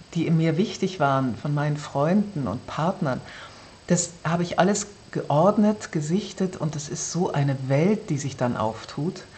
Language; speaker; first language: German; native; German